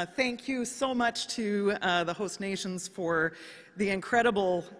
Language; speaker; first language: English; native; English